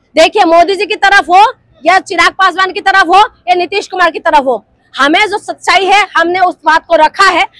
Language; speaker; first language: Hindi; non-native, local second language; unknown